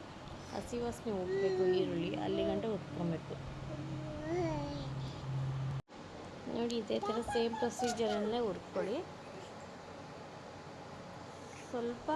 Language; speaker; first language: Kannada; native; Kannada